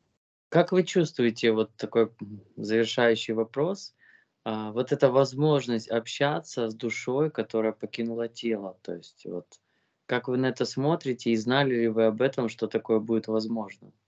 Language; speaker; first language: Russian; native; Russian